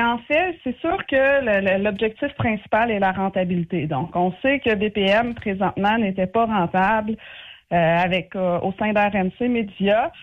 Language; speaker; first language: French; native; French